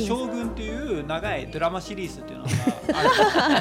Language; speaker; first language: Japanese; non-native, fluent; Danish